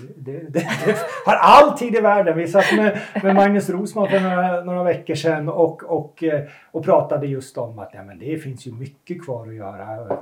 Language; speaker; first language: Swedish; native; Swedish